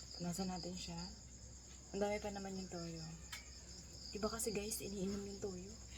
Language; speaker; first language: Filipino; native; Filipino